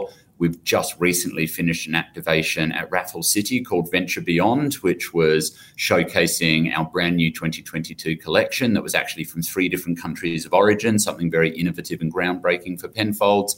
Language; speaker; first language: English; native; English